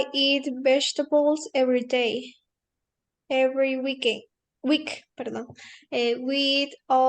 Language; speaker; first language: English; non-native, learner; Spanish